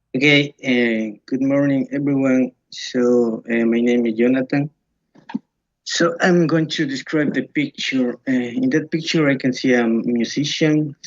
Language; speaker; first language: English; non-native, learner; Spanish